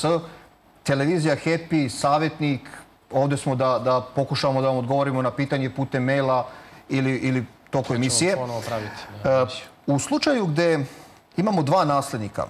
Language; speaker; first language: Serbian; native; Serbian